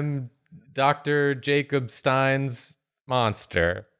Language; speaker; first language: English; native; English